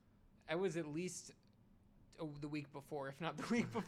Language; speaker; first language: English; native; English